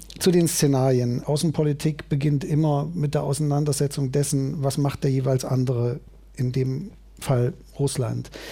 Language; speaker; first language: German; native; German